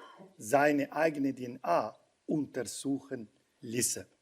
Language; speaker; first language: German; non-native, fluent; Italian